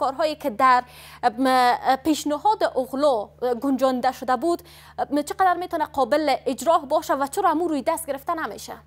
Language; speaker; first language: Persian; native; Persian